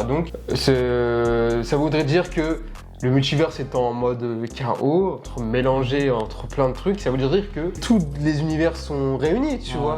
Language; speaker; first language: French; native; French